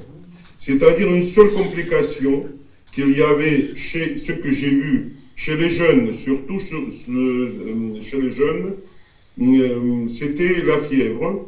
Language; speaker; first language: French; non-native, fluent; Russian